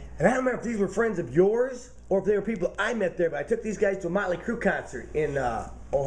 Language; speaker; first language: English; native; English